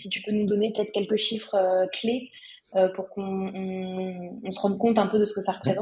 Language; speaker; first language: French; native; French